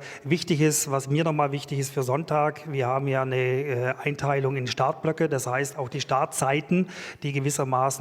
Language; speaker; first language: German; native; German